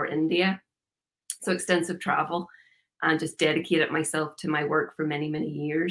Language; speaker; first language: English; native; English